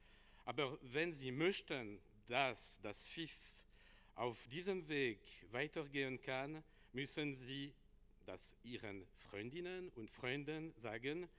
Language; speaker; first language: German; non-native, learner; French